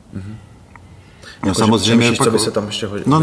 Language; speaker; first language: Czech; native; Czech